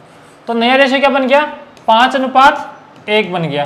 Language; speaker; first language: Hindi; native; Hindi